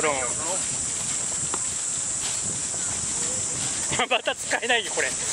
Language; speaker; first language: Japanese; native; Japanese